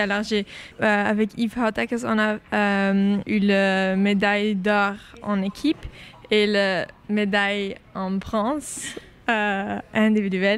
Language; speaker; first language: French; non-native, local second language; Dutch